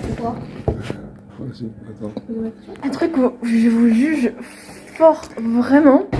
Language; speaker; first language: French; non-native, fluent; Swedish